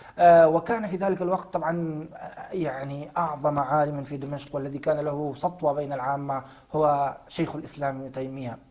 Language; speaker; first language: Arabic; native; Arabic